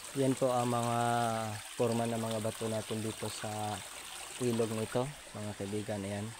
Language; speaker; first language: Filipino; non-native, local second language; Masbatenyo